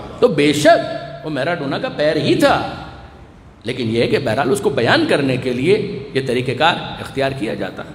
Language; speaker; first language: Urdu; non-native, local second language; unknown